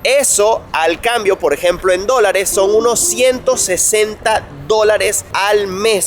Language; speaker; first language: Spanish; native; Spanish